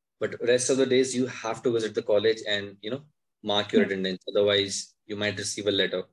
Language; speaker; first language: English; non-native, local second language; Hindi